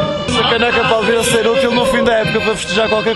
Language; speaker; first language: Portuguese; native; Portuguese